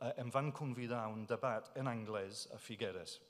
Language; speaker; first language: Catalan; non-native, fluent; English